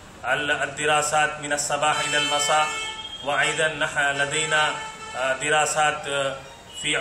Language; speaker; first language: Arabic; non-native, fluent; Urdu